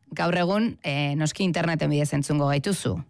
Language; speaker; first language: Basque; native; Basque